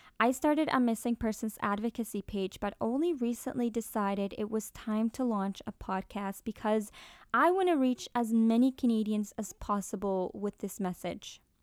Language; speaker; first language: English; early bilingual, other home language; Spanish